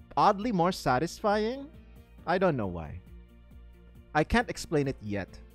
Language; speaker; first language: English; non-native, local second language; Filipino